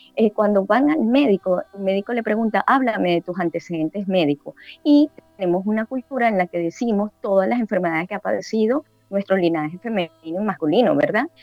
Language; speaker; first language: Spanish; native; Spanish